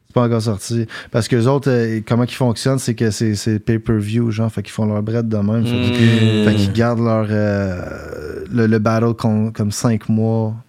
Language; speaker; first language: French; native; French